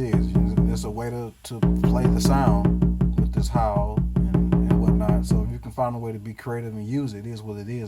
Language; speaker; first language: English; native; English